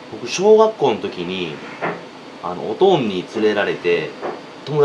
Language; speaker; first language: Japanese; native; Japanese